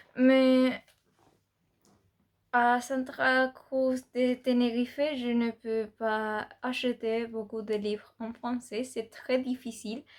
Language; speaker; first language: French; non-native, learner; Spanish